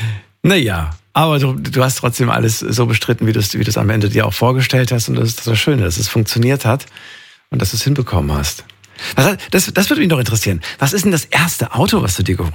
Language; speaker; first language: German; native; German